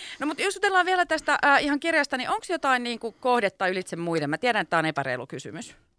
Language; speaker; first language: Finnish; native; Finnish